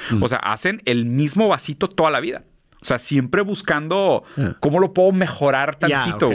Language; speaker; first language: Spanish; native; Spanish